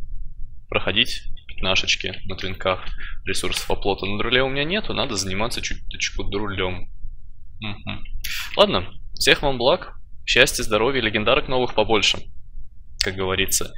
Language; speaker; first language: Russian; native; Russian